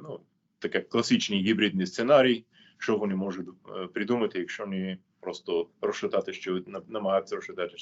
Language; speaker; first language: Ukrainian; non-native, fluent; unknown